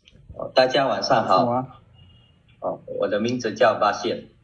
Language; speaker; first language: Chinese; early bilingual, heritage; Chinese